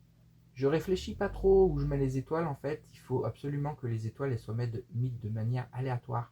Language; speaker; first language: French; native; French